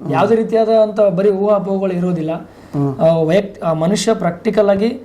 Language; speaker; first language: Kannada; native; Kannada